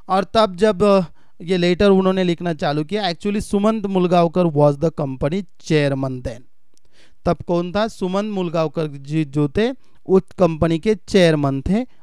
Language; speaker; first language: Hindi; non-native, local second language; Marathi